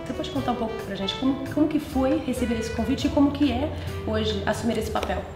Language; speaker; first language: Portuguese; native; Portuguese